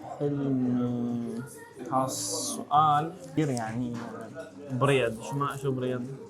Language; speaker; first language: Arabic; early bilingual, heritage; Arabic